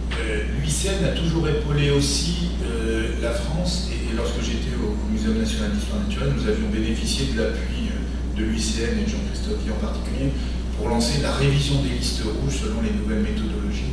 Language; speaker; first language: French; native; French